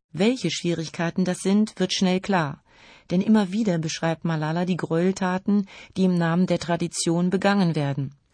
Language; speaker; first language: German; native; German